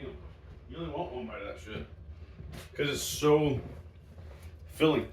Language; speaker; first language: English; native; English